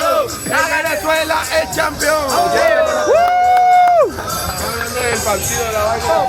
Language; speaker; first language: Spanish; native; Spanish